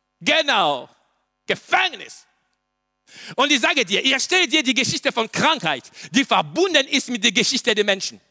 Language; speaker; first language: German; non-native, learner; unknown